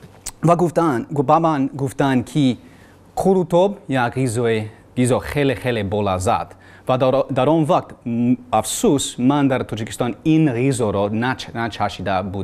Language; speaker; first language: Persian; non-native, learner; English